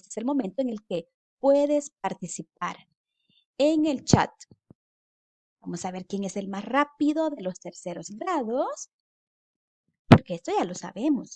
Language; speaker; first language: Spanish; native; Spanish